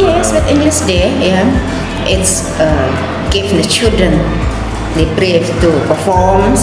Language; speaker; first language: English; non-native, learner; Indonesian